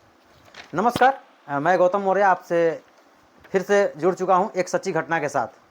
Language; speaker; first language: Hindi; native; Hindi